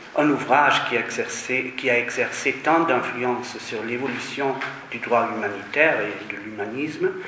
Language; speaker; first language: French; non-native, fluent; German